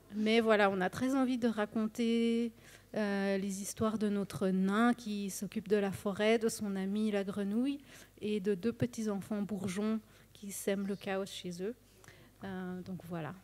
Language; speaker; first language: French; native; French